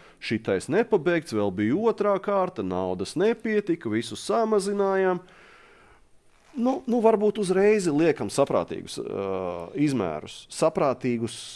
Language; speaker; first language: Latvian; native; Latvian